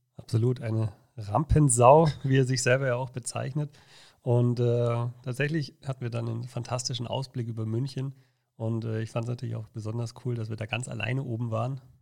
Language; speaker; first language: German; native; German